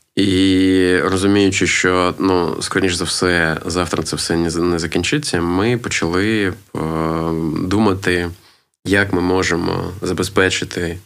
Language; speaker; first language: Ukrainian; non-native, local second language; Russian